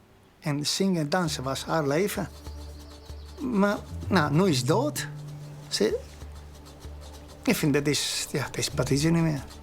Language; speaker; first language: Dutch; non-native, learner; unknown